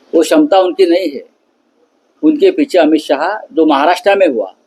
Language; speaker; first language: Hindi; non-native, local second language; Marathi